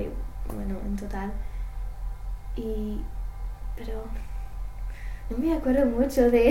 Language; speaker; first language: Spanish; non-native, learner; English